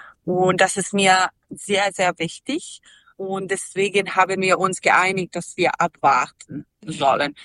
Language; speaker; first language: German; non-native, fluent; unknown